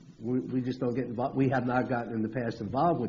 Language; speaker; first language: English; native; English